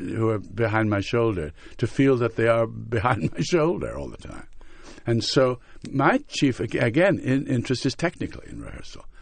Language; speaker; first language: English; native; English